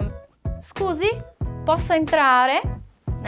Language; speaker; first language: Italian; non-native, fluent; Portuguese